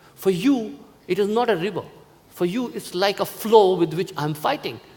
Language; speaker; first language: English; non-native, local second language; Hindi